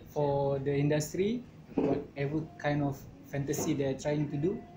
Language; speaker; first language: English; non-native, local second language; Malay